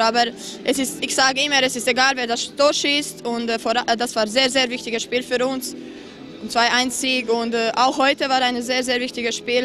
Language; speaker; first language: German; non-native, fluent; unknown